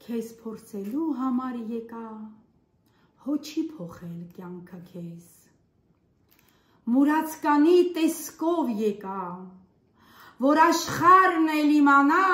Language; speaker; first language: Russian; non-native, local second language; Armenian